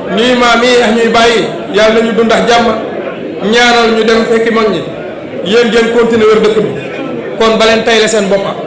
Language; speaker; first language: Wolof; native; Wolof